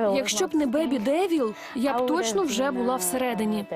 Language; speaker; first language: Ukrainian; non-native, fluent; Portuguese